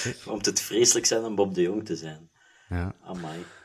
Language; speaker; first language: Dutch; native; Dutch